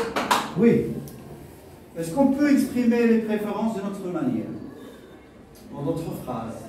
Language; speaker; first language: French; non-native, local second language; Arabic